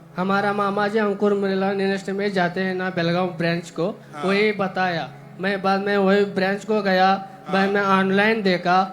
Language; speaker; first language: Hindi; non-native, local second language; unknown